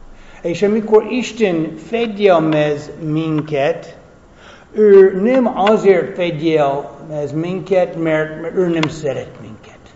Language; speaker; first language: Hungarian; non-native, fluent; English